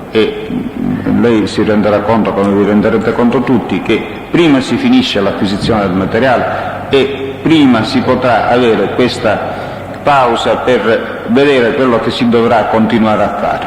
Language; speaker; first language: Italian; native; Italian